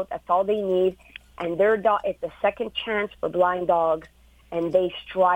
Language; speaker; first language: English; native; English